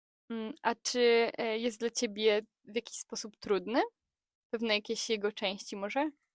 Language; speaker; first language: Polish; native; Polish